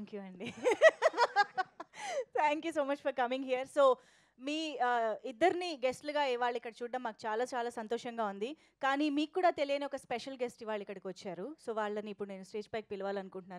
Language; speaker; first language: Telugu; native; Telugu